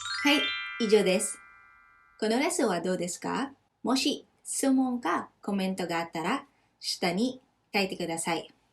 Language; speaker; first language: Japanese; non-native, fluent; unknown